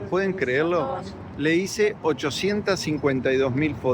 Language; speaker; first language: Spanish; native; Spanish